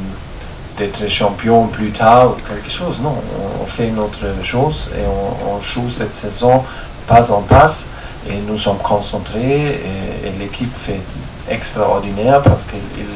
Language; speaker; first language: French; non-native, learner; German